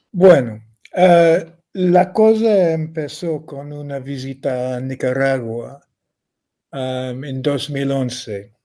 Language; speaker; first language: Spanish; non-native, fluent; English